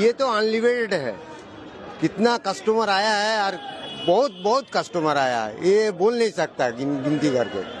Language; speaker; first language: Hindi; non-native, local second language; Bangla